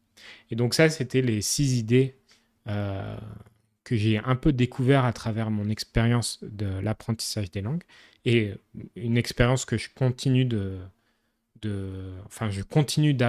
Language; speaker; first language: French; native; French